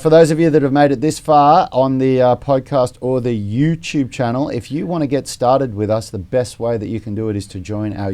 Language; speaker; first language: English; native; English